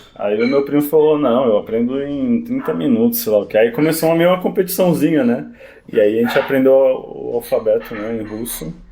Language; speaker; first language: Portuguese; early bilingual, other home language; Spanish